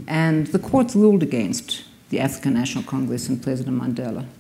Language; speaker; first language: English; native; English